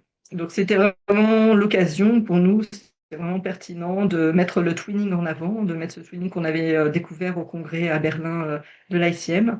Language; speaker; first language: French; native; French